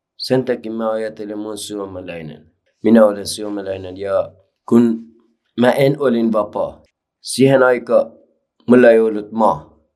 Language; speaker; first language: Finnish; non-native, learner; Persian